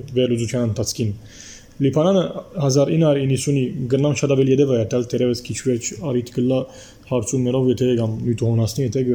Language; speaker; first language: Armenian; early bilingual, heritage; Armenian